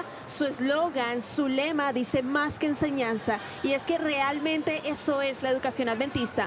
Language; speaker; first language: Spanish; native; Spanish